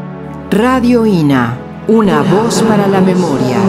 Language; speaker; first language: Spanish; native; Spanish